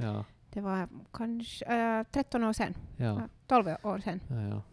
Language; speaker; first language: Swedish; non-native, local second language; Finnish